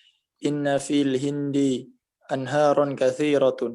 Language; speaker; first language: Arabic; non-native, learner; Indonesian